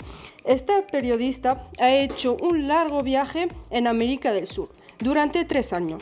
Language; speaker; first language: Spanish; non-native, learner; French